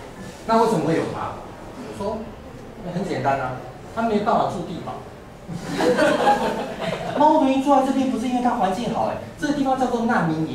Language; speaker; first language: Chinese; native; Chinese